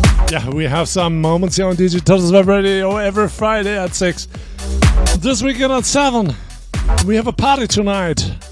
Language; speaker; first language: English; non-native, learner; German